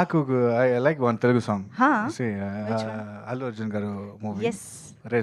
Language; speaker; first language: Telugu; early bilingual, heritage; Telugu